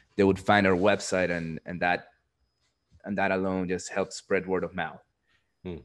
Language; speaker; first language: English; non-native, fluent; Spanish